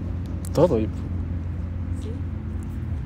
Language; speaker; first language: Japanese; non-native, learner; Spanish